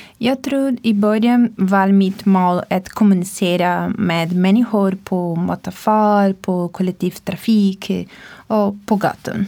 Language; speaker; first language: Swedish; non-native, learner; Portuguese